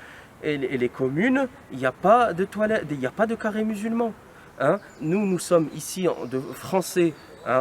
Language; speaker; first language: French; native; French